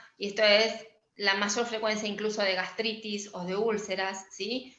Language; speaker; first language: Spanish; native; Spanish